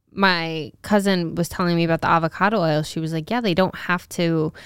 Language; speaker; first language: English; native; English